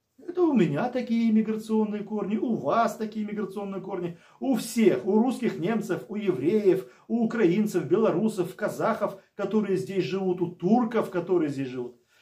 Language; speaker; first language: Russian; native; Russian